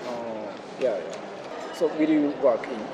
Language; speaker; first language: English; non-native, fluent; Japanese